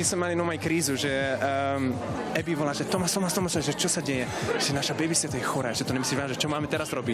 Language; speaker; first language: Slovak; non-native, fluent; English